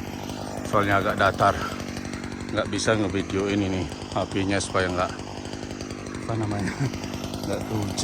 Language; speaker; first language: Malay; non-native, local second language; Balinese